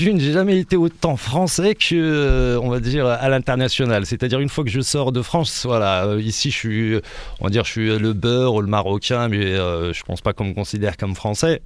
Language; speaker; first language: French; early bilingual, other home language; Arabic